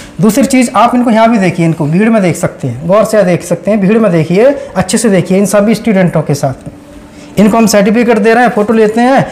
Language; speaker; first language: Hindi; native; Hindi